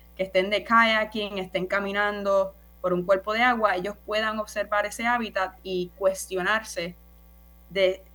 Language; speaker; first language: Spanish; native; Spanish